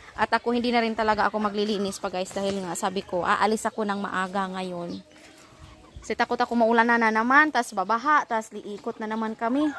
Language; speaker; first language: Filipino; non-native, local second language; Cebuano